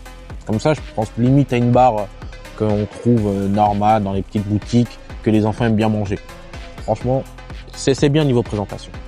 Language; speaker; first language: French; native; French